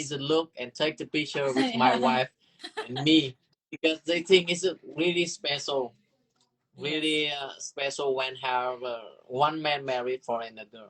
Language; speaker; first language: English; non-native, learner; Vietnamese